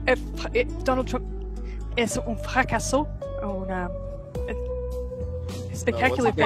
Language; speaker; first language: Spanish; non-native, fluent; English